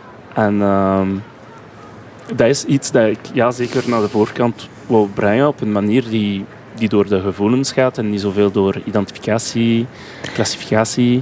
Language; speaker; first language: Dutch; non-native, local second language; French